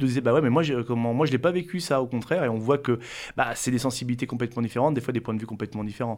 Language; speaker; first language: French; native; French